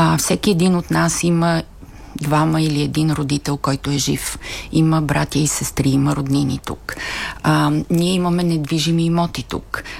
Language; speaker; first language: Bulgarian; native; Bulgarian